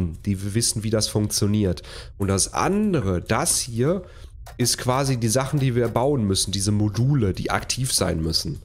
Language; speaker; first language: German; native; German